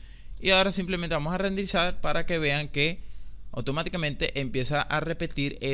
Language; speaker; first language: Spanish; native; Spanish